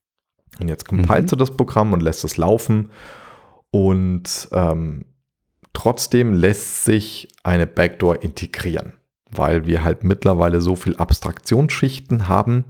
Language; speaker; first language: German; native; German